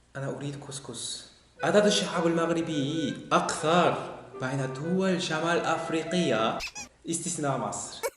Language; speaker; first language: Arabic; non-native, fluent; Korean